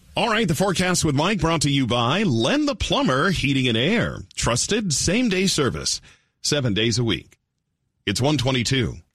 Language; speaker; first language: English; native; English